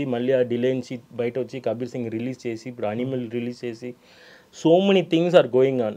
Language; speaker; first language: Telugu; non-native, local second language; Tamil